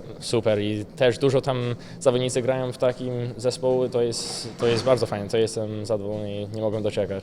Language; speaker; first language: Polish; early bilingual, heritage; Polish